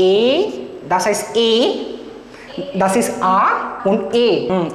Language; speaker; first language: German; non-native, fluent; Marathi